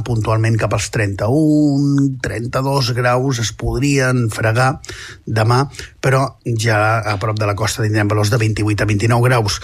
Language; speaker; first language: Catalan; native; Catalan